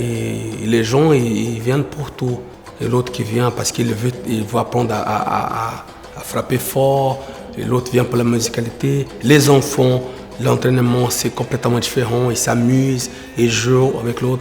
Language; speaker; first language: French; non-native, fluent; Portuguese